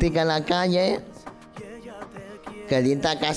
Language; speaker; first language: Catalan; non-native, local second language; Spanish